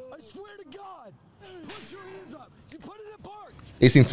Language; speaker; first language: English; non-native, fluent; Spanish